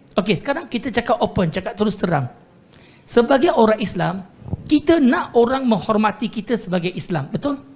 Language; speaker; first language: Malay; non-native, local second language; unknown